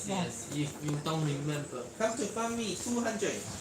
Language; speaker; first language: English; non-native, learner; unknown